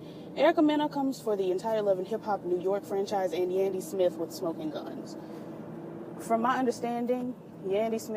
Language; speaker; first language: English; native; English